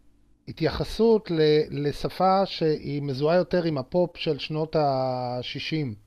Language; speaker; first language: Hebrew; native; Hebrew